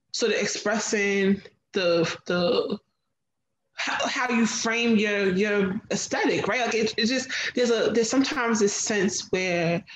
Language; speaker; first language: English; native; English